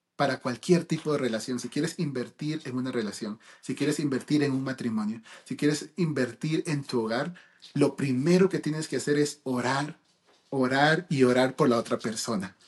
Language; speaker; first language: Spanish; early bilingual, heritage; Spanish